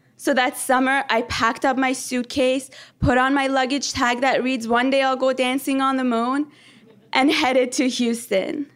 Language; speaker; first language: English; early bilingual, other home language; Persian